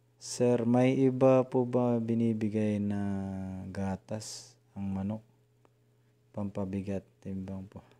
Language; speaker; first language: Filipino; non-native, local second language; Cebuano